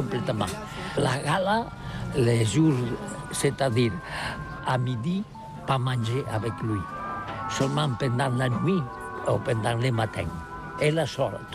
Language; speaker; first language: French; non-native, learner; Catalan